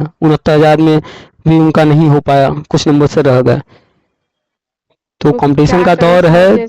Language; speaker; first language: Hindi; native; Hindi